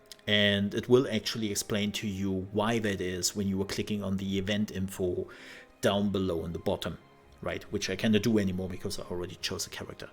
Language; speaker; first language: English; non-native, fluent; German